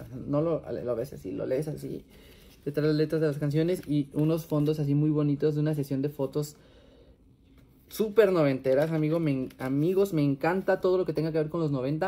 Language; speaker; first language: Spanish; native; Spanish